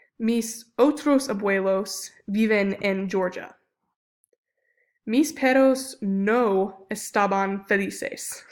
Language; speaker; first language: Spanish; non-native, learner; English